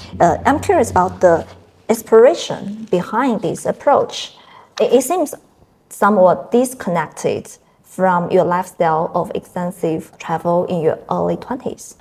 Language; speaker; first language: English; non-native, fluent; Chinese